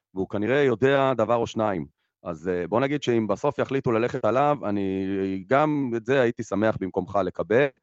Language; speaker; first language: Hebrew; native; Hebrew